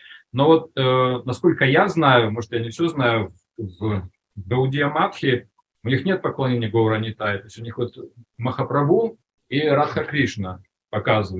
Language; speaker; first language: Russian; native; Russian